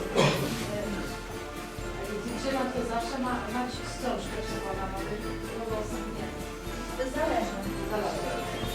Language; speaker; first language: Polish; non-native, learner; Ukrainian